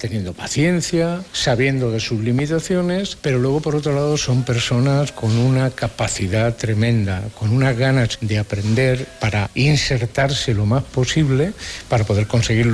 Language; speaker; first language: Spanish; native; Spanish